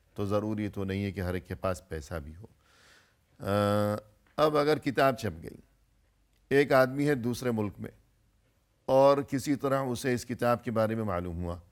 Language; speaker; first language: Urdu; native; Urdu